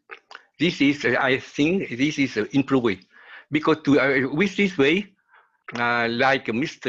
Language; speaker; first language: English; non-native, learner; Vietnamese